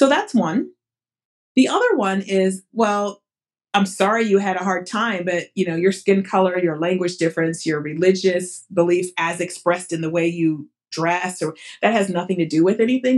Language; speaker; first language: English; early bilingual, other home language; Portuguese